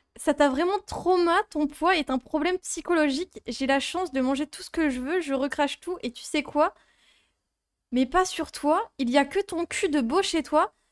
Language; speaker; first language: French; native; French